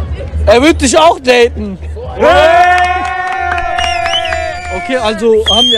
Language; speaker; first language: German; native; German